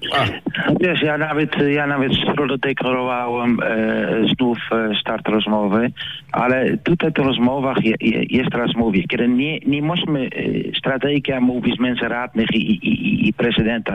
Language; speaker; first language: Polish; non-native, learner; Dutch